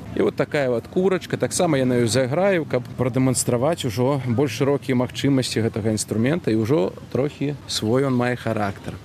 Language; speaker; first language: Belarusian; native; Belarusian